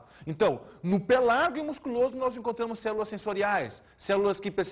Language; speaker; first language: Portuguese; native; Portuguese